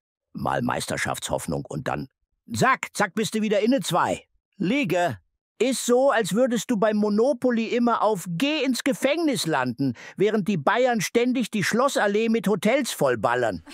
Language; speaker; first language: German; native; German